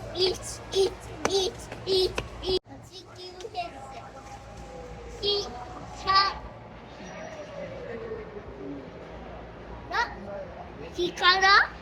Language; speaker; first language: Japanese; native; Japanese